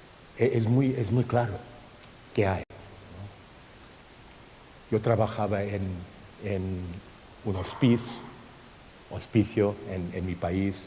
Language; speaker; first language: Spanish; non-native, fluent; Thai